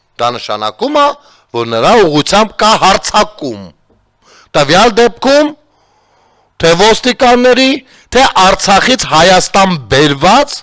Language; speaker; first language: Armenian; native; Armenian